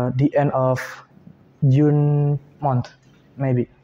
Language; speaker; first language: English; non-native, learner; Indonesian